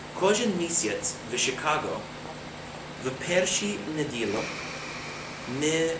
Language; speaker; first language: Ukrainian; non-native, learner; English